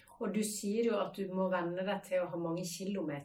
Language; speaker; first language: Norwegian; native; Norwegian